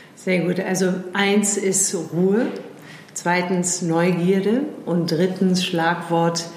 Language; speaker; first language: German; early bilingual, heritage; German